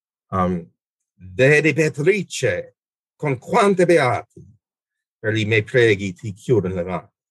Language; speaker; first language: Italian; non-native, fluent; English